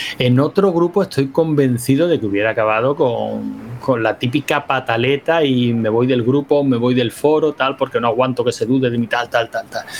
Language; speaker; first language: Spanish; native; Spanish